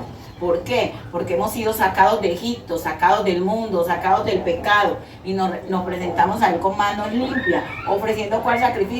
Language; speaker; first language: Spanish; native; Spanish